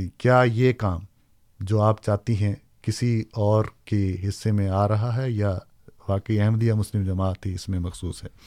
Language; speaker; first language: Urdu; native; Urdu